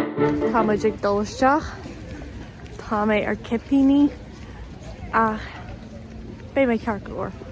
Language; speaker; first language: Irish; non-native, local second language; English